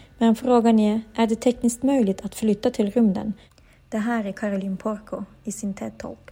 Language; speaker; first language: Swedish; native; Swedish